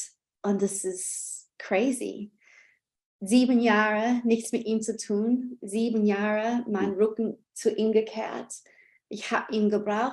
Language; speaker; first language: German; non-native, fluent; English